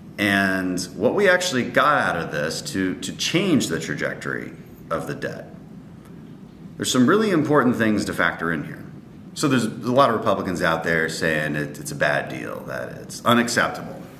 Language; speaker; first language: English; native; English